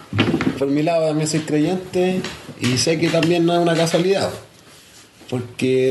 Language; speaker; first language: Spanish; native; Spanish